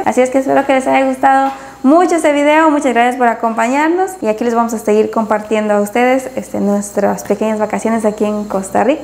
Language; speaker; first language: Spanish; native; Spanish